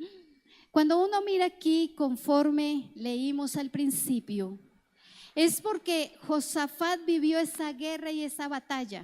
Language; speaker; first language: Spanish; native; Spanish